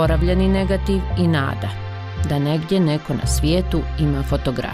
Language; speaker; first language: Croatian; native; Croatian